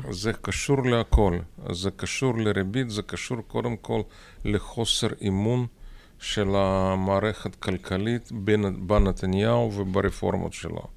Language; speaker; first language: Hebrew; non-native, fluent; Russian